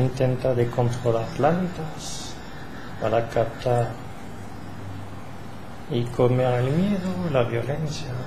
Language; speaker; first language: Spanish; non-native, learner; French